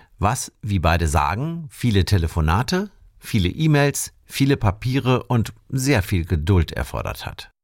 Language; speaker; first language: German; native; German